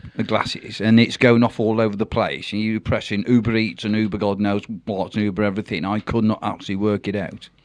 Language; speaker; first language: English; native; English